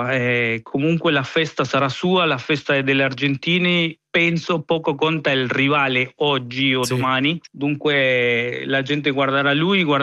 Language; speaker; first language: Italian; non-native, fluent; Spanish